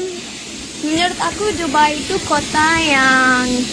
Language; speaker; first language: Indonesian; non-native, local second language; English